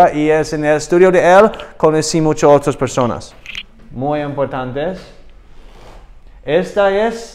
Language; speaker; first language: Spanish; non-native, learner; English